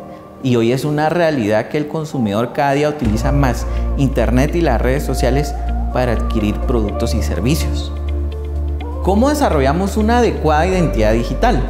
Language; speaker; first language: Spanish; native; Spanish